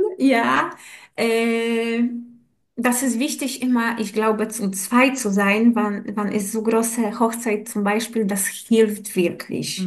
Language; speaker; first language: German; non-native, learner; Polish